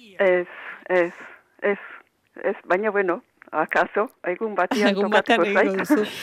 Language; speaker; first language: Basque; non-native, fluent; English